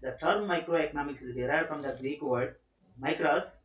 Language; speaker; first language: English; non-native, local second language; Telugu